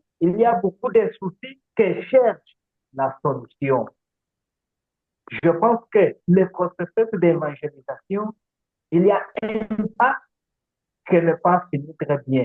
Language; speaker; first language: French; non-native, learner; Portuguese